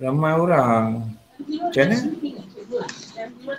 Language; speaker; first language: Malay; non-native, local second language; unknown